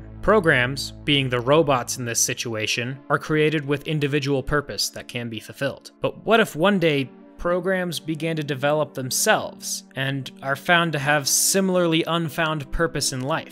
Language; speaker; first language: English; native; English